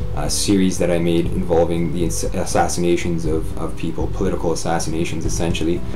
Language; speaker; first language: English; native; English